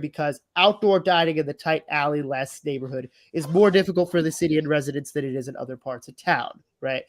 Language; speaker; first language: English; native; English